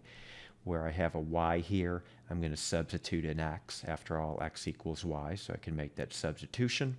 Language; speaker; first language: English; native; English